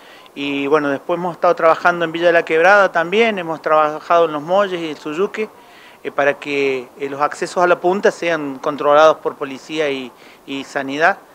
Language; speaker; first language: Spanish; native; Spanish